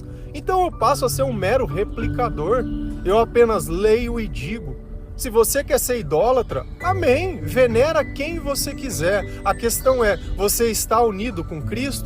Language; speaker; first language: Portuguese; native; Portuguese